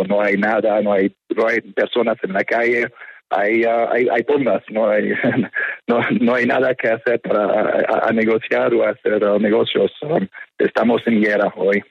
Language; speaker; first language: Spanish; non-native, fluent; French